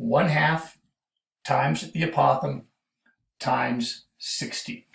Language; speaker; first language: English; native; English